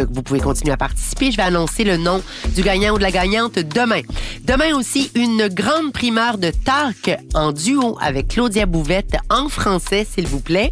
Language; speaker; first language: French; native; French